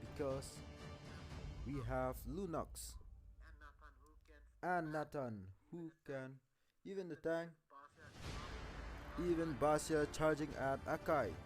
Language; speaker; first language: English; non-native, local second language; Khasi